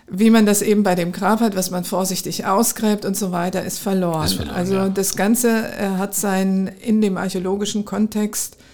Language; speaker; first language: German; native; German